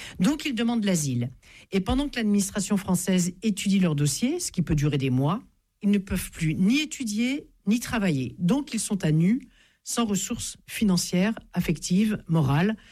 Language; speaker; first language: French; native; French